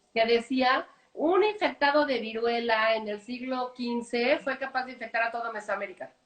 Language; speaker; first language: Spanish; native; Spanish